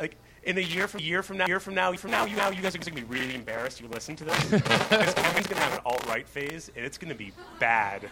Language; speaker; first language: English; native; English